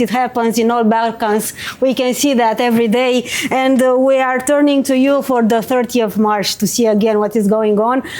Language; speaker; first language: English; non-native, fluent; Romanian